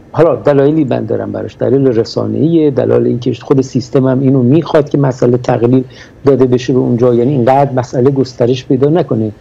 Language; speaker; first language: Persian; native; Persian